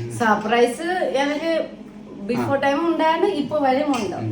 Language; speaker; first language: Malayalam; non-native, learner; Nepali